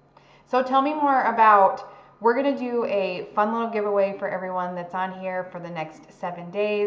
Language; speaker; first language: English; native; English